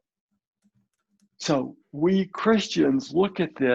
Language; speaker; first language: English; native; English